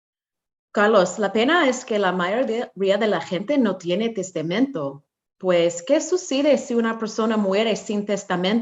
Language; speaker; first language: Spanish; non-native, learner; English